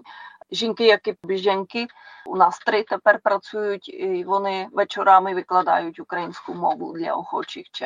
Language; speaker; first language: Ukrainian; non-native, fluent; Czech